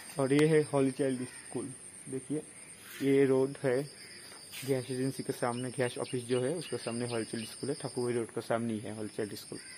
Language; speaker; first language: Hindi; non-native, local second language; Bangla